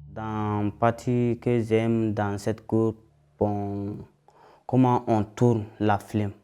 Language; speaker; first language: French; non-native, learner; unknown